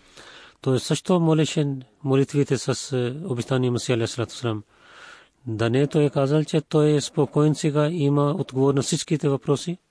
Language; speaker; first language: Bulgarian; non-native, fluent; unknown